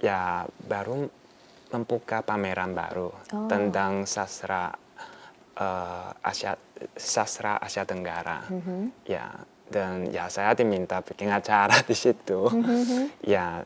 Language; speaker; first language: Indonesian; non-native, fluent; Chinese